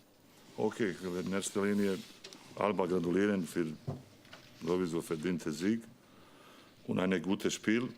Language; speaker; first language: German; non-native, learner; Bosnian